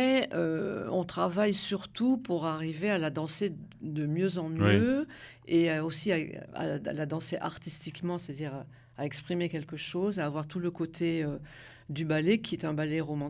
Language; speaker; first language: French; native; French